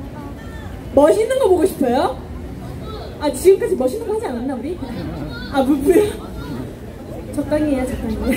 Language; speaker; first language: Korean; non-native, fluent; Japanese